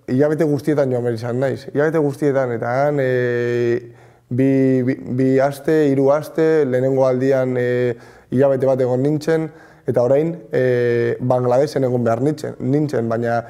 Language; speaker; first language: Basque; non-native, local second language; Spanish